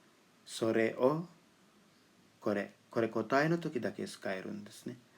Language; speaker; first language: Japanese; non-native, fluent; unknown